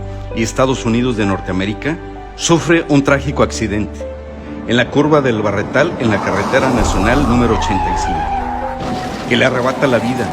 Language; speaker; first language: Spanish; native; Spanish